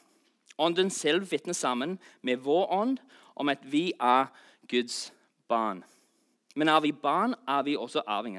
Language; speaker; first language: Norwegian; non-native, fluent; English